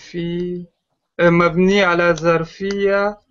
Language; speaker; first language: Arabic; non-native, learner; French